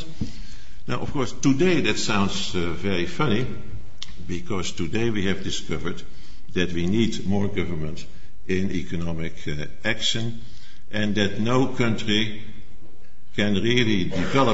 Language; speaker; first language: English; non-native, fluent; Dutch